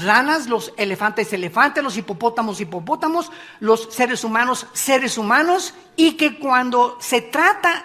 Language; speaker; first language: Spanish; native; Spanish